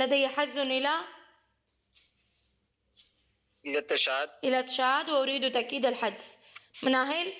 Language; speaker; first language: Arabic; non-native, fluent; Urdu